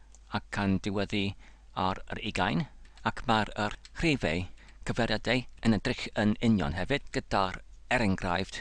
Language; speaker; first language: Welsh; non-native, fluent; English